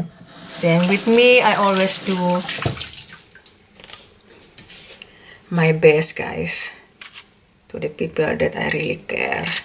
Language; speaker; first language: English; non-native, learner; Indonesian